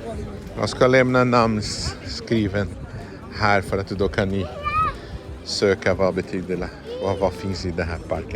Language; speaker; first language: Swedish; non-native, fluent; Portuguese